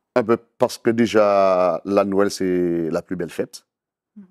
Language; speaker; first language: French; native; French